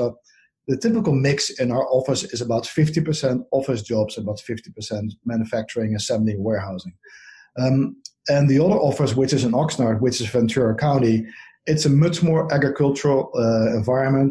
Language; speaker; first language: English; non-native, fluent; Dutch